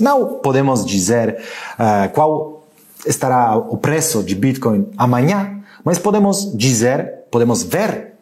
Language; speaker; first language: Portuguese; non-native, learner; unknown